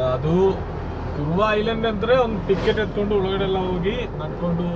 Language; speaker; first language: Kannada; non-native, fluent; Malayalam